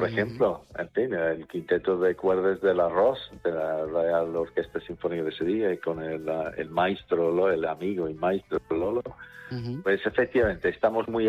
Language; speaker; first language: Spanish; non-native, fluent; English